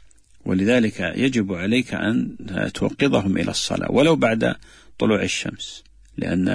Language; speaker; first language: Arabic; native; Arabic